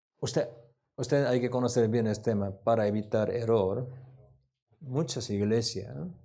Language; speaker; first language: Spanish; non-native, learner; Korean